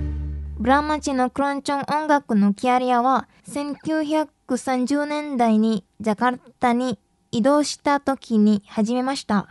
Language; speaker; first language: Japanese; non-native, fluent; Indonesian